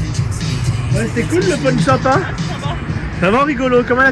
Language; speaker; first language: French; native; French